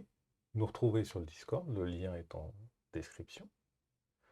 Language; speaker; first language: French; native; French